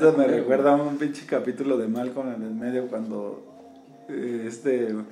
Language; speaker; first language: Spanish; native; Spanish